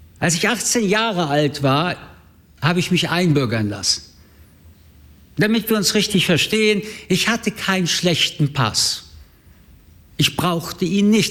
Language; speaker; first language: German; early bilingual, other home language; French